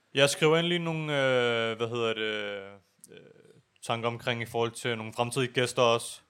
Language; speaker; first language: Danish; early bilingual, other home language; Urdu